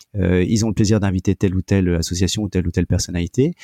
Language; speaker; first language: French; native; French